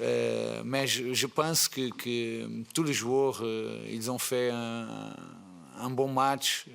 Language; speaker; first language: French; non-native, fluent; Portuguese